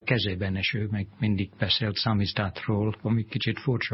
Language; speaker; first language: Hungarian; non-native, fluent; English